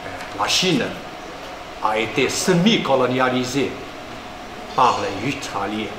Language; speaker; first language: French; non-native, fluent; Chinese